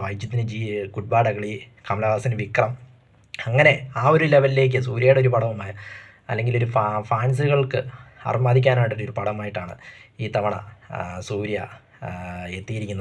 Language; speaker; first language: Malayalam; native; Malayalam